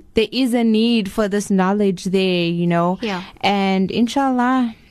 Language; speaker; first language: English; native; English